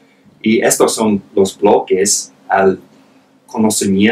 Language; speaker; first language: Spanish; non-native, fluent; English